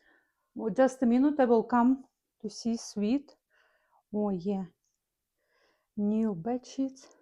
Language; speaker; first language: English; non-native, learner; Russian